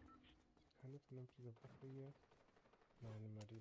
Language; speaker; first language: German; native; German